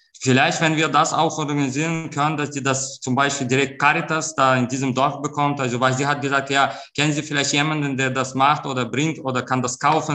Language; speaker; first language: German; non-native, fluent; Ukrainian